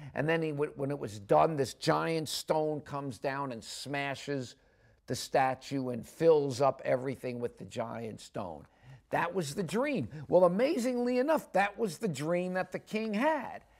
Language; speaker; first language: English; native; English